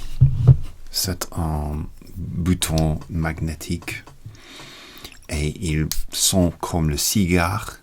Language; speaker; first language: French; non-native, learner; English